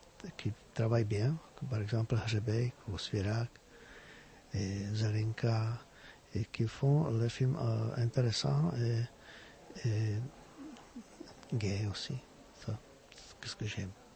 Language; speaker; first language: French; non-native, fluent; Czech